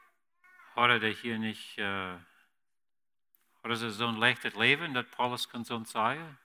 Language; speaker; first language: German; non-native, learner; Plautdietsch